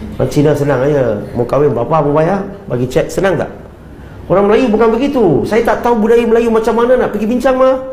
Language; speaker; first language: Malay; non-native, local second language; Chinese